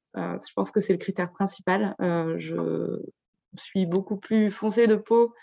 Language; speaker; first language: French; native; French